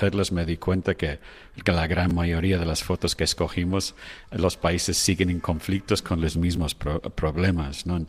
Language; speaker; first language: Spanish; non-native, fluent; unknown